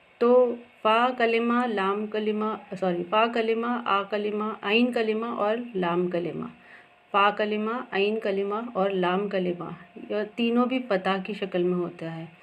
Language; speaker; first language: Hindi; native; Hindi